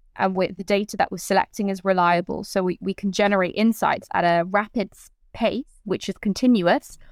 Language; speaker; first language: English; native; English